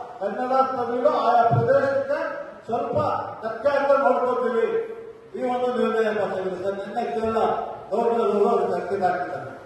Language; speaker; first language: Kannada; native; Kannada